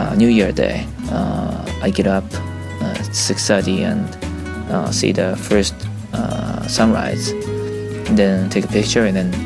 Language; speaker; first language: English; non-native, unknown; Japanese